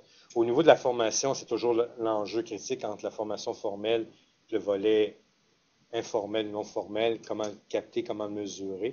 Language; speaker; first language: French; native; French